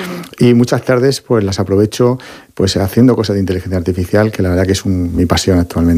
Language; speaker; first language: Spanish; native; Spanish